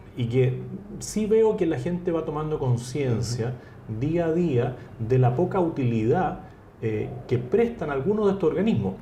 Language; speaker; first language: Spanish; native; Spanish